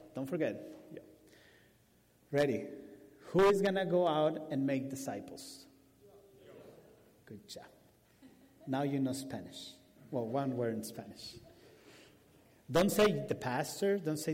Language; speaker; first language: English; non-native, fluent; Spanish